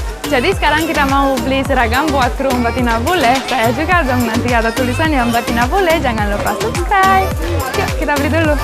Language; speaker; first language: Indonesian; non-native, fluent; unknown